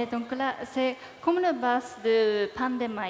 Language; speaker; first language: French; non-native, learner; Japanese